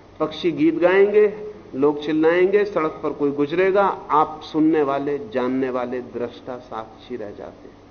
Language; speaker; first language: Hindi; native; Hindi